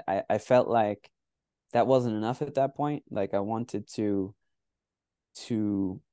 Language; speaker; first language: English; native; English